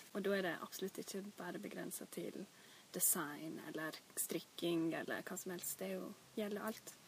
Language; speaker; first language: Norwegian; native; Norwegian